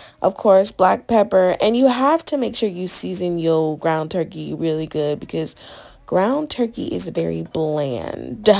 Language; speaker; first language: English; native; English